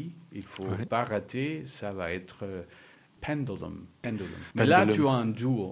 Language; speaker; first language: French; non-native, learner; Spanish